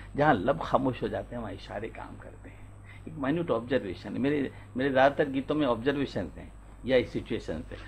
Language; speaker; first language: Hindi; native; Hindi